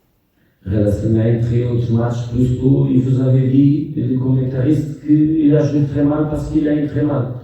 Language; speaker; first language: French; non-native, fluent; Portuguese